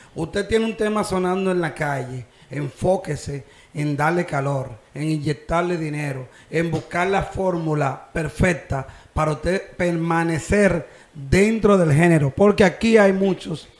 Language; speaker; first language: Spanish; native; Spanish